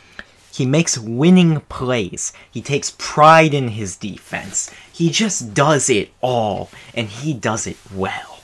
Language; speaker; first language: English; native; English